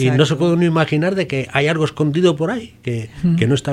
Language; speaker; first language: Spanish; native; Spanish